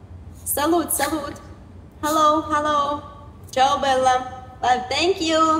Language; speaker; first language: English; non-native, learner; Romanian